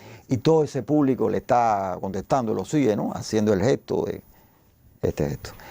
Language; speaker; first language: Spanish; native; Spanish